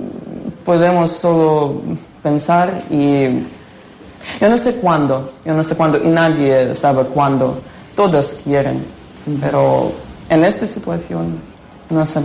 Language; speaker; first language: Spanish; non-native, learner; Ukrainian